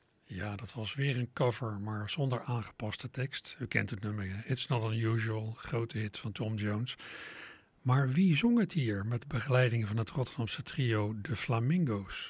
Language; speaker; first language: Dutch; native; Dutch